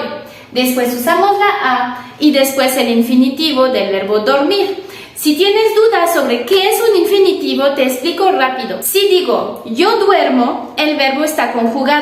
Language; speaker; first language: Spanish; non-native, fluent; French